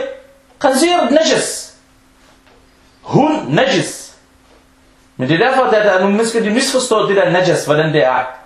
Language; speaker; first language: Danish; early bilingual, other home language; Arabic